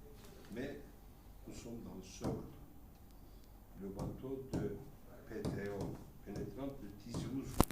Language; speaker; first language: French; non-native, fluent; Turkish